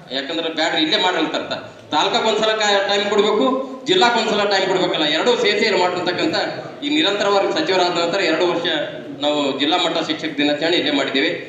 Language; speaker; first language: Kannada; native; Kannada